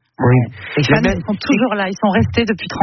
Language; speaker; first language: French; native; French